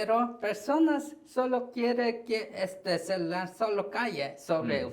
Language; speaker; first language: Spanish; non-native, learner; Korean